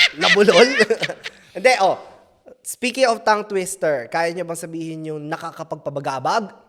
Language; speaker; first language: Filipino; native; Filipino